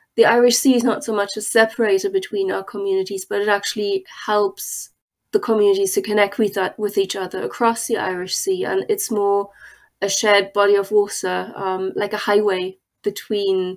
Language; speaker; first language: English; non-native, fluent; German